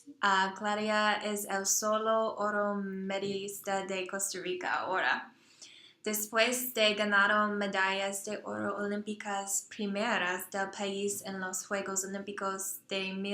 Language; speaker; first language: Spanish; non-native, learner; English